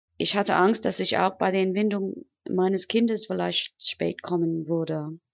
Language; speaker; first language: German; non-native, fluent; English